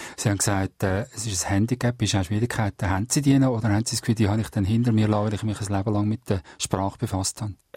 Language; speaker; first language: German; native; German